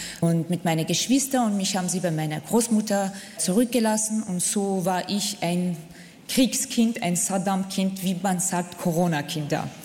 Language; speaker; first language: German; non-native, fluent; Central Kurdish